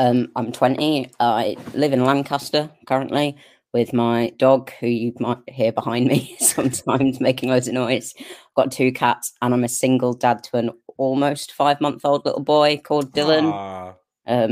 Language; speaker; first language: English; native; English